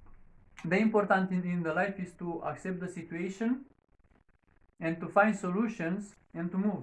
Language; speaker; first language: English; non-native, learner; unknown